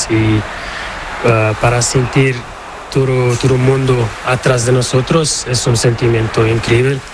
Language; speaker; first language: Spanish; non-native, learner; Portuguese